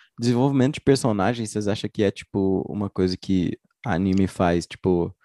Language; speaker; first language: Portuguese; native; Portuguese